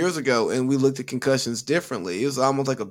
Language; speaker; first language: English; native; English